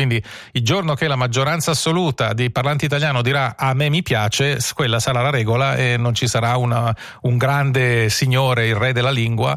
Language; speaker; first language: Italian; native; Italian